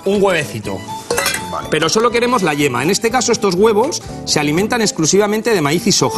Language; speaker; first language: Spanish; native; Spanish